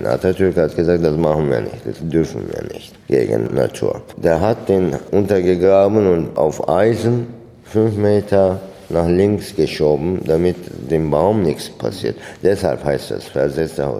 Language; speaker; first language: German; non-native, fluent; Turkish